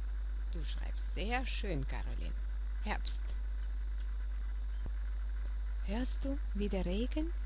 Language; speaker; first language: German; non-native, fluent; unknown